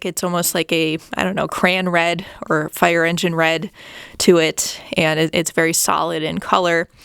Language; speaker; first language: English; native; English